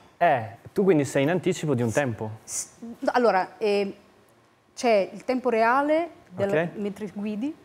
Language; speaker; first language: Italian; native; Italian